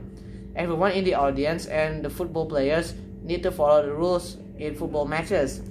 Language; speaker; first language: English; non-native, learner; Indonesian